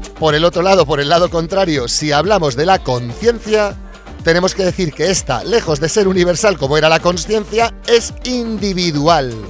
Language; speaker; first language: Spanish; native; Spanish